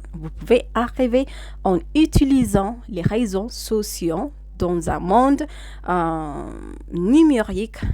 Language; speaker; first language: French; non-native, fluent; Amharic